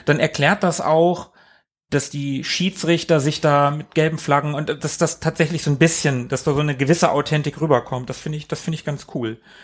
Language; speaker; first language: German; native; German